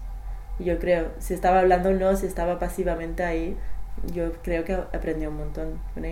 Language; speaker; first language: Spanish; non-native, learner; English